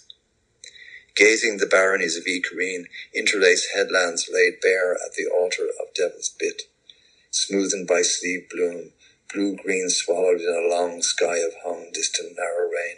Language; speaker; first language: English; native; English